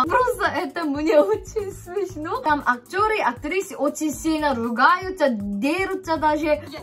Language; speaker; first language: Russian; non-native, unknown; Korean